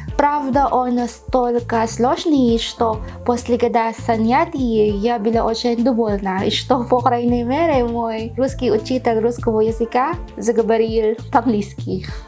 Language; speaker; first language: Russian; non-native, learner; Filipino